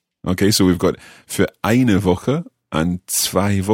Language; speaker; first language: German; non-native, learner; English